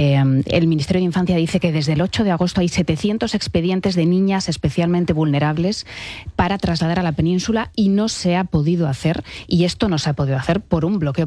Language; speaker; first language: Spanish; native; Spanish